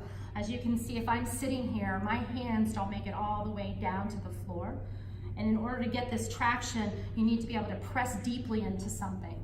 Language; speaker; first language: English; native; English